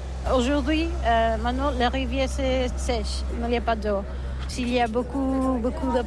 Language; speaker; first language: French; non-native, learner; Catalan